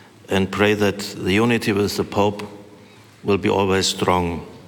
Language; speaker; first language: English; non-native, fluent; German